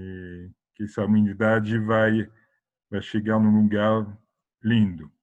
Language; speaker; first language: Portuguese; non-native, fluent; French